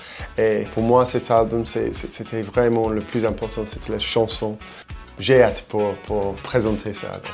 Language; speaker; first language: French; non-native, fluent; English